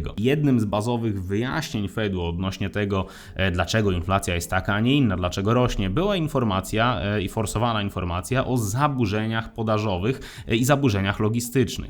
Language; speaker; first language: Polish; native; Polish